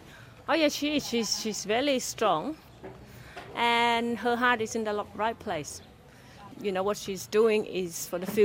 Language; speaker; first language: English; non-native, fluent; Thai